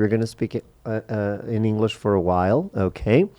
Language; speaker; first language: English; non-native, fluent; Portuguese